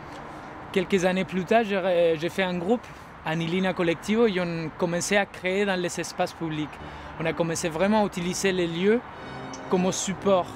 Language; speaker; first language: French; non-native, fluent; Spanish